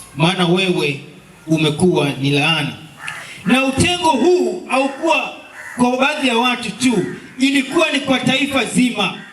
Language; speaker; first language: Swahili; non-native, local second language; Luo (Kenya and Tanzania)